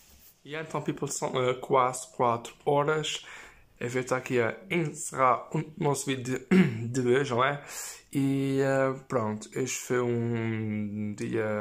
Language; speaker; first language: Portuguese; early bilingual, heritage; Portuguese